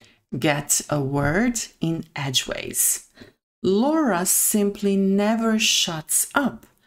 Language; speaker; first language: English; non-native, fluent; Serbian